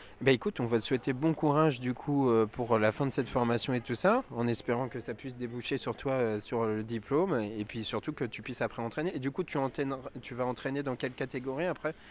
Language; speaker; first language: French; native; French